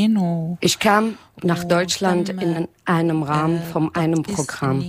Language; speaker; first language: German; non-native, learner; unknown